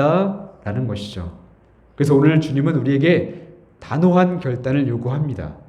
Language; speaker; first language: Korean; native; Korean